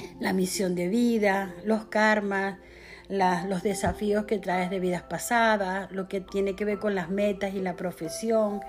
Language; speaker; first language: Spanish; native; Spanish